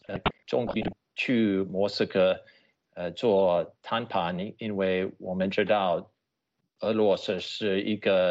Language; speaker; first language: Chinese; non-native, fluent; English